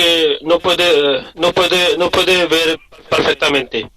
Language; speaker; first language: Spanish; non-native, learner; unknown